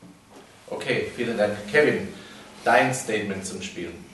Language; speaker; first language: German; native; German